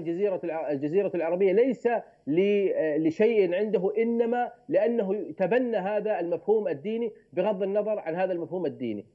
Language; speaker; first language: Arabic; native; Arabic